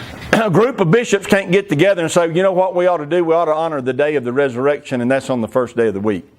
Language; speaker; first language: English; native; English